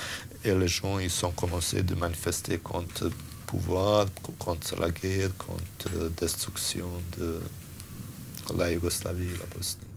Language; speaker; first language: French; non-native, fluent; Bosnian